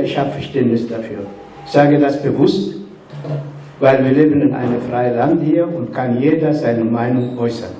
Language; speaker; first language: German; non-native, fluent; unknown